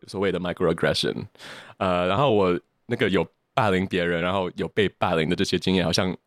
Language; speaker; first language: Chinese; early bilingual, heritage; English